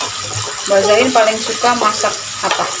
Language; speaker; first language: Indonesian; native; Indonesian